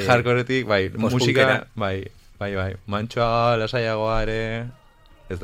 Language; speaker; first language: Basque; early bilingual, other home language; Polish